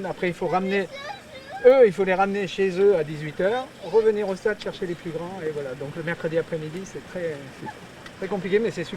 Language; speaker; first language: French; native; French